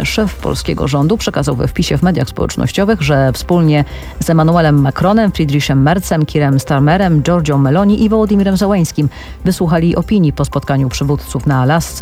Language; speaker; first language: Polish; native; Polish